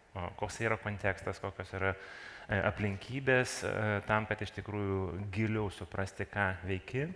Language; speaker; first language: Lithuanian; non-native, local second language; Russian